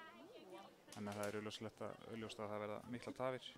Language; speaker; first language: Icelandic; native; Icelandic